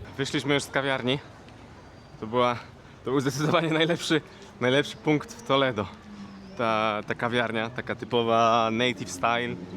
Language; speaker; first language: Polish; native; Polish